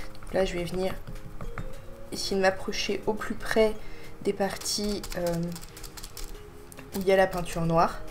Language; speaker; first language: French; native; French